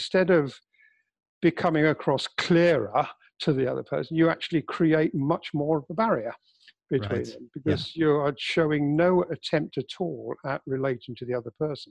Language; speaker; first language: English; native; English